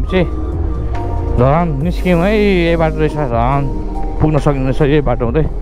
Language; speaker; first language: Nepali; native; Nepali